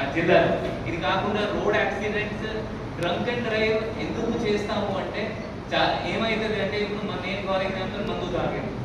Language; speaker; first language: Telugu; native; Telugu